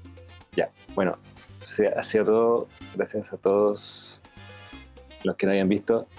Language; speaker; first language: Spanish; native; Spanish